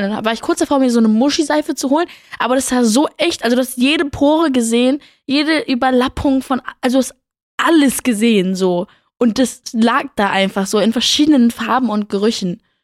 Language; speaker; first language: German; native; German